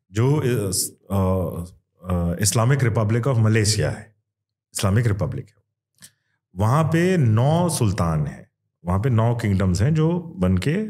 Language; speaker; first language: Hindi; non-native, local second language; Kannada